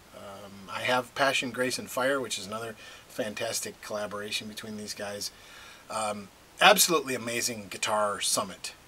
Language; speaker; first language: English; native; English